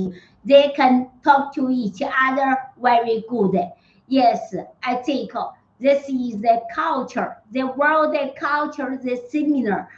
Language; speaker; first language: English; non-native, learner; Chinese